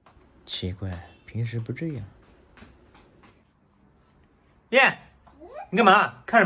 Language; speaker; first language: Chinese; native; Chinese